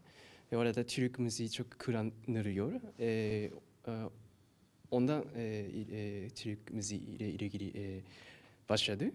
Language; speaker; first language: Turkish; non-native, learner; Japanese